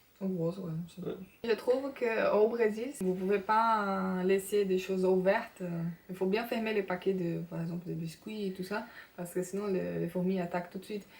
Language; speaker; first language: French; non-native, fluent; Portuguese